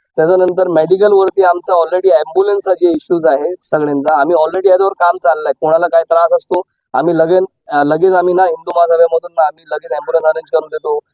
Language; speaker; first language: Marathi; non-native, local second language; Hindi